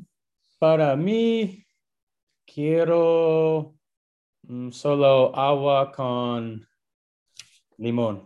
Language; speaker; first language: Spanish; non-native, learner; English